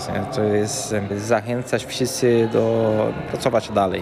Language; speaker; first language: Polish; early bilingual, heritage; Portuguese